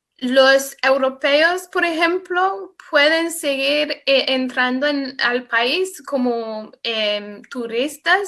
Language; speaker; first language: Spanish; non-native, fluent; English